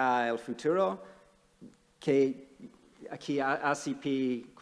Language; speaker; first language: Spanish; non-native, fluent; English